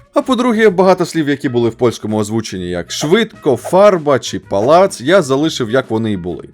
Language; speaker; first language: Ukrainian; non-native, local second language; Russian